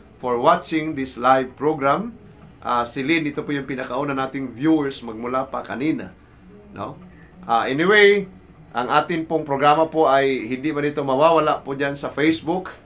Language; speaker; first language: Filipino; non-native, local second language; Cebuano